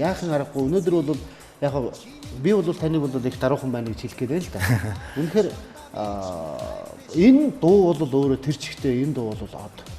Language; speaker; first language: Mongolian; native; Mongolian